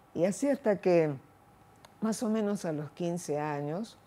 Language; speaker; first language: Spanish; native; Spanish